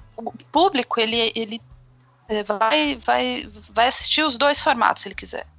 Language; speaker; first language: Portuguese; native; Portuguese